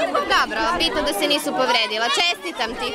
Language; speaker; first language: Serbian; native; Serbian